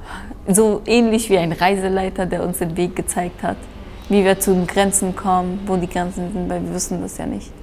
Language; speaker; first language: German; early bilingual, other home language; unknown